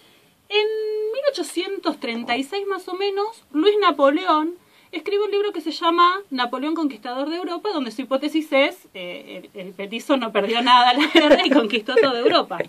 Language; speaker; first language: Spanish; native; Spanish